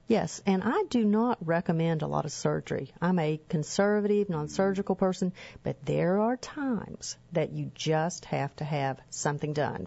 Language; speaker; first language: English; native; English